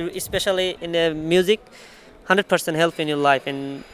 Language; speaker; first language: English; non-native, local second language; Bangla